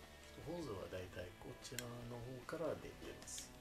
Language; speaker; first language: Japanese; non-native, learner; English